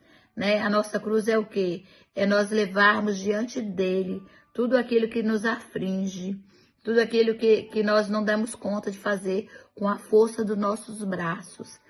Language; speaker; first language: Portuguese; native; Portuguese